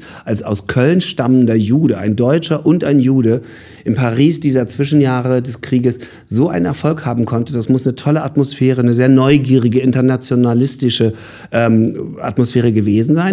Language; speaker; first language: German; native; German